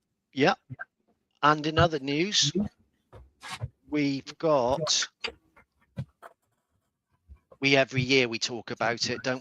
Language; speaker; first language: English; native; English